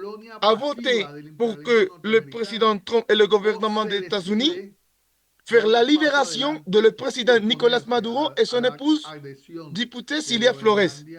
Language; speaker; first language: French; non-native, learner; Spanish